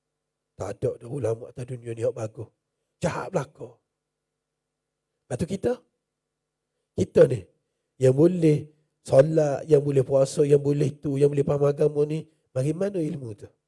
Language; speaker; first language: Malay; native; Malay